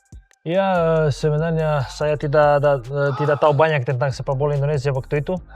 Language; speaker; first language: Indonesian; non-native, fluent; Serbian